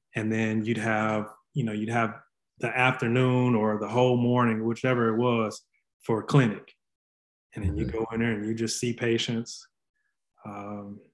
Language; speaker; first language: English; native; English